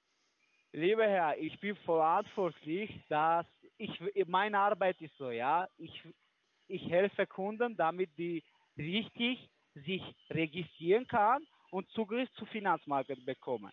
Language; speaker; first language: German; non-native, learner; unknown